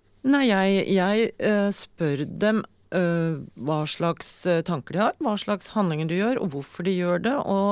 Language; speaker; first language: Norwegian; native; Norwegian